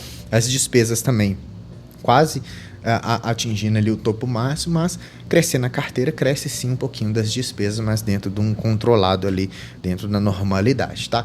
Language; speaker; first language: Portuguese; native; Portuguese